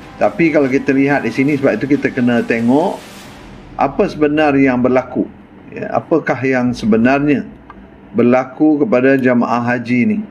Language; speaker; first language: Malay; native; Malay